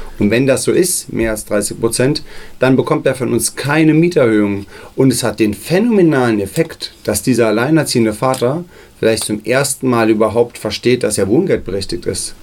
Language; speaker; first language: German; native; German